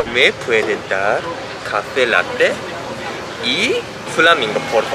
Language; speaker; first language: Spanish; non-native, learner; Japanese